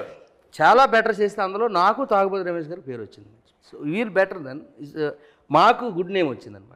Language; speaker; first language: Telugu; native; Telugu